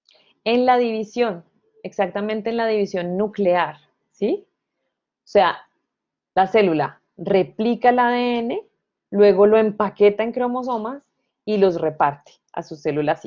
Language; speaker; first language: Spanish; native; Spanish